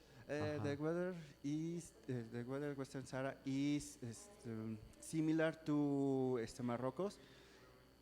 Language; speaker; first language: English; non-native, learner; Spanish